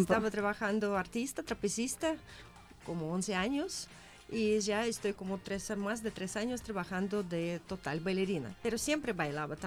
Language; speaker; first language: Spanish; non-native, learner; Russian